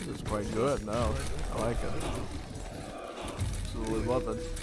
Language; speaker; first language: English; native; English